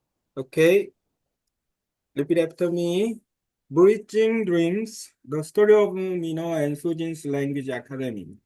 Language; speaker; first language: English; non-native, learner; Korean